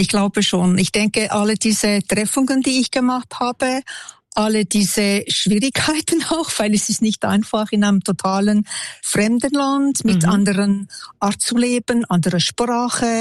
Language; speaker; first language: German; non-native, local second language; French